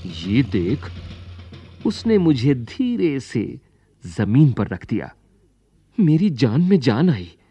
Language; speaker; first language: Hindi; native; Hindi